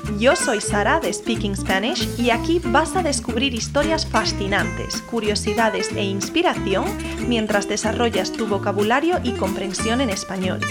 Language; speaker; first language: Spanish; native; Spanish